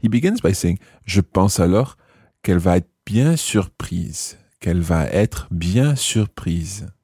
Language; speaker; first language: French; non-native, fluent; English